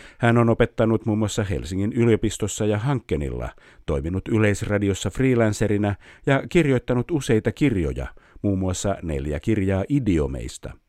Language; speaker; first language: Finnish; native; Finnish